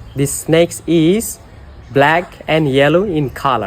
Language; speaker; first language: English; non-native, learner; Bangla